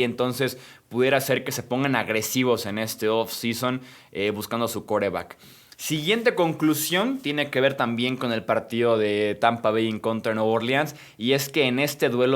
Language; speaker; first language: Spanish; native; Spanish